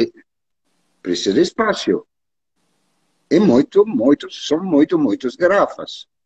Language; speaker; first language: Portuguese; non-native, learner; French